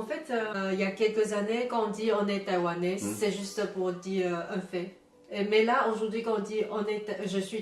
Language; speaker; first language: French; non-native, fluent; Chinese